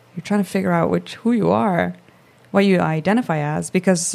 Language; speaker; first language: English; non-native, fluent; Swedish